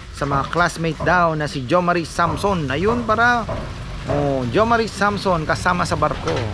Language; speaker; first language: Filipino; non-native, local second language; Bikol